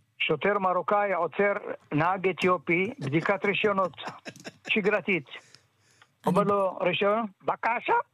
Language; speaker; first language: Hebrew; early bilingual, other home language; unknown